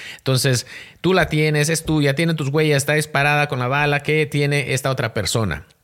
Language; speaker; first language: Spanish; native; Spanish